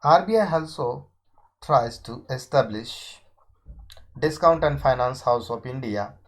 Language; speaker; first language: English; non-native, local second language; Marathi